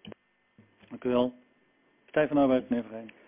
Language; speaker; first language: Dutch; native; Dutch